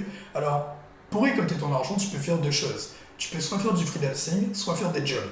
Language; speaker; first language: French; native; French